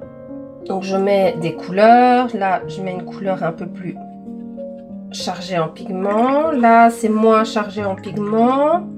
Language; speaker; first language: French; native; French